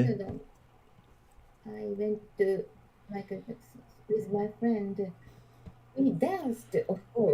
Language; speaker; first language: English; non-native, learner; Japanese